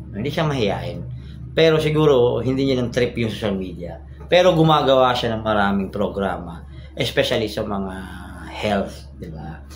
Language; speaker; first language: Filipino; native; Filipino